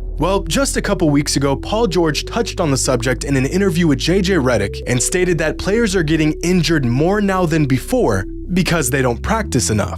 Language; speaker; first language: English; native; English